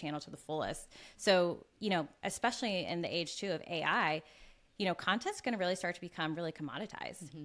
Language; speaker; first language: English; native; English